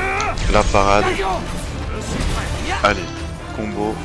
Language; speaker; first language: French; native; French